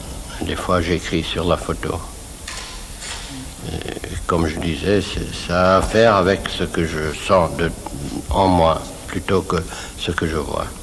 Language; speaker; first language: French; non-native, fluent; Swiss German